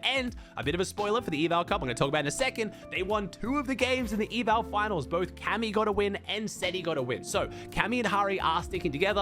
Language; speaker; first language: English; native; English